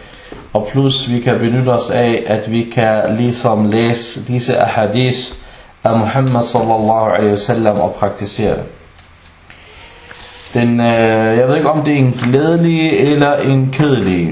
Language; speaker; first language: Danish; early bilingual, other home language; Arabic